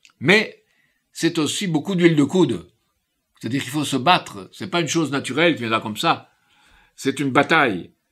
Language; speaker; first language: French; native; French